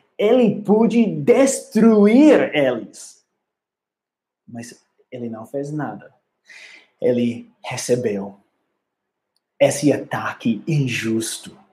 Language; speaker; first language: Portuguese; non-native, learner; English